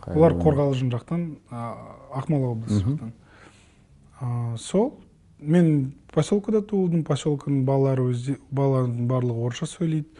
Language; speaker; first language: Kazakh; non-native, local second language; Russian